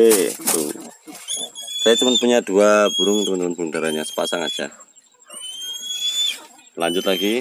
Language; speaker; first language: Malay; native; Malay